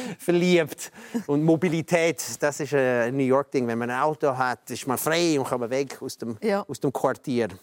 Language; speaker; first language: German; non-native, fluent; English